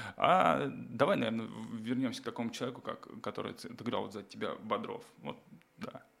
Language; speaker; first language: Russian; native; Russian